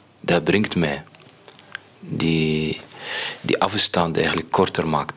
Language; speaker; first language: Dutch; non-native, learner; Arabic